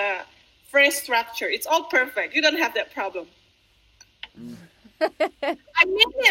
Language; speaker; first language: English; non-native, fluent; Indonesian